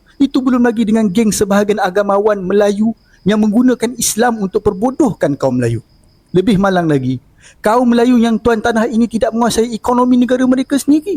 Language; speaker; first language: Malay; native; Malay